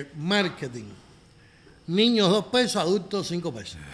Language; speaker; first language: Spanish; native; Spanish